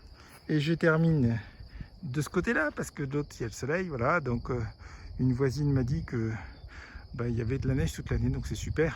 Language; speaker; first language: French; native; French